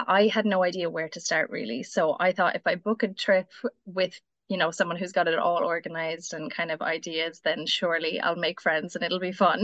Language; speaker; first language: English; native; English